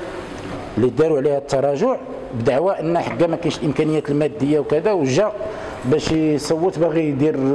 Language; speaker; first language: Arabic; native; Arabic